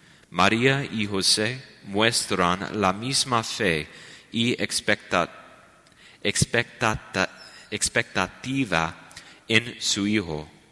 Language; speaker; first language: Spanish; non-native, learner; English